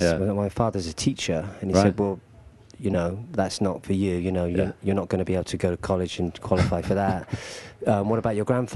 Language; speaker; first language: English; native; English